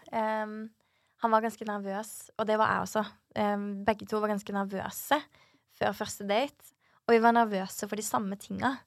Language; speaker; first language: Norwegian; native; Norwegian